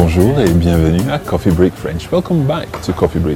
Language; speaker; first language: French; non-native, fluent; English